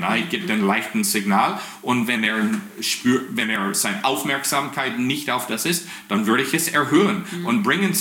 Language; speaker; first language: German; non-native, fluent; English